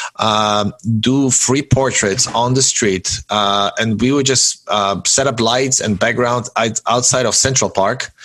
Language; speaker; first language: English; early bilingual, other home language; Polish